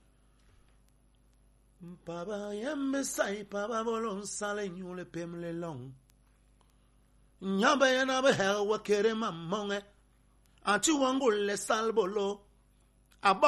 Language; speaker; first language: French; non-native, local second language; Basaa